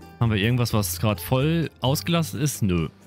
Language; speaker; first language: German; native; German